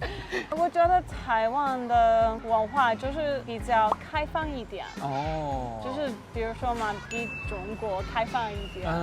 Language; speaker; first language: Chinese; non-native, fluent; English